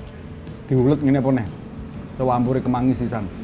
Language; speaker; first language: Indonesian; native; Indonesian